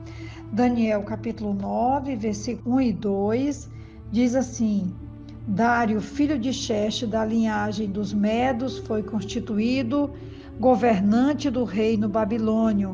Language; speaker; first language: Portuguese; native; Portuguese